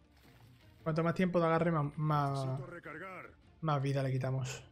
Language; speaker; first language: Spanish; native; Spanish